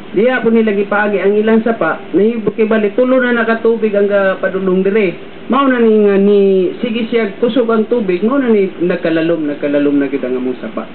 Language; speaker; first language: Cebuano; non-native, local second language; Maranao